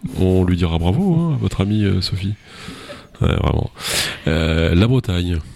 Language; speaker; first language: French; native; French